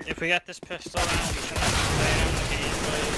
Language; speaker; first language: English; native; English